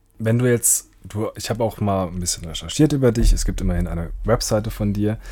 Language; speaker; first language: German; native; German